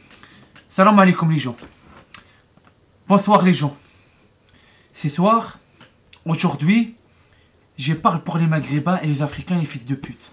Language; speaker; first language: French; non-native, learner; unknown